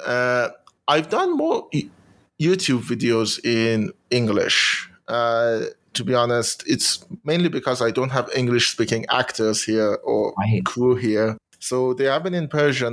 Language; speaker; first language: English; non-native, fluent; Persian